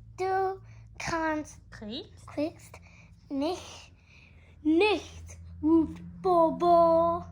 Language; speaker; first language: German; non-native, learner; English